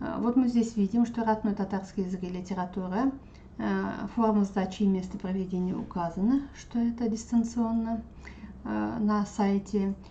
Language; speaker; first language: Russian; non-native, local second language; Tatar